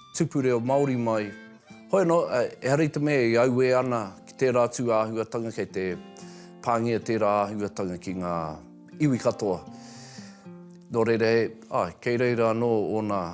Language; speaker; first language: Māori; non-native, local second language; English